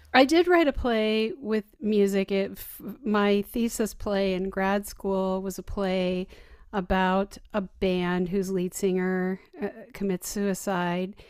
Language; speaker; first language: English; native; English